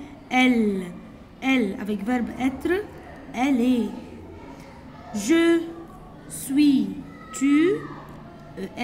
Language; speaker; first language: French; non-native, fluent; Arabic